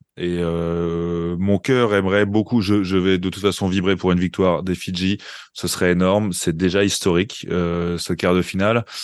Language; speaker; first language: French; native; French